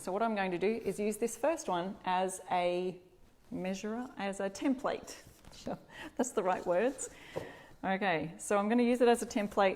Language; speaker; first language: English; native; English